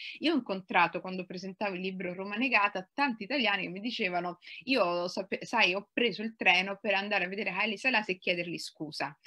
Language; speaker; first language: Italian; early bilingual, other home language; Somali